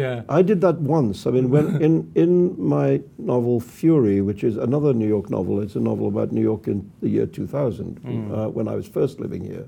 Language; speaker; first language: English; non-native, local second language; Urdu